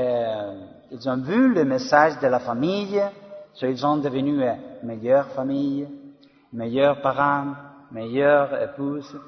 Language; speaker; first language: French; non-native, learner; Spanish